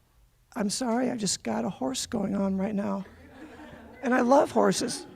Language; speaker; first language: English; native; English